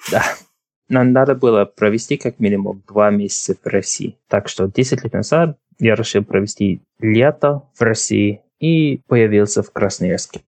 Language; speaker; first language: Russian; non-native, fluent; English